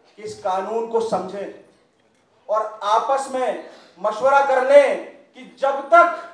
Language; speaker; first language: Hindi; native; Hindi